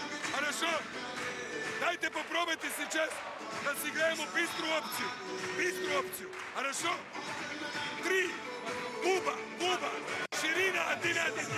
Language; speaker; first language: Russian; non-native, learner; Serbian